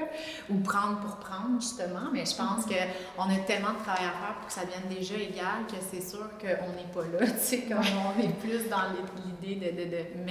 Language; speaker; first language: French; native; French